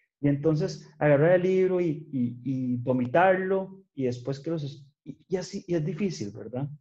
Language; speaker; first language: Spanish; native; Spanish